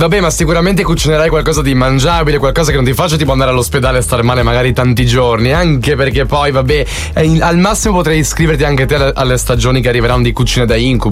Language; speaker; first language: Italian; native; Italian